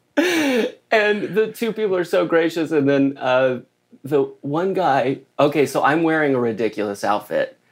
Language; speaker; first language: English; native; English